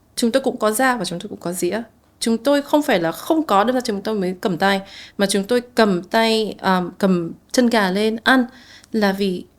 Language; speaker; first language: Vietnamese; native; Vietnamese